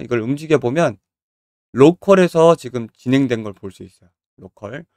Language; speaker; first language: Korean; native; Korean